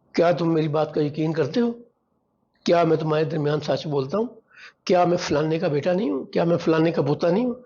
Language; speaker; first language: Urdu; non-native, local second language; Punjabi